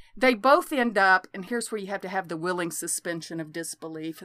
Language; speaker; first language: English; native; English